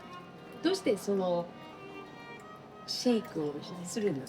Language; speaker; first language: Japanese; non-native, learner; English